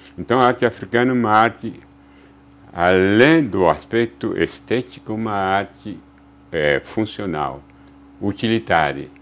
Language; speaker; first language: Portuguese; non-native, fluent; Luba-Lulua